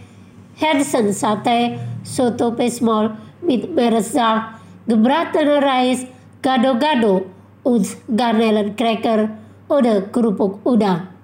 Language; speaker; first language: German; non-native, learner; Indonesian